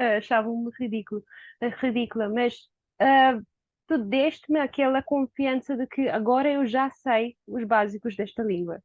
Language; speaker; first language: Portuguese; non-native, fluent; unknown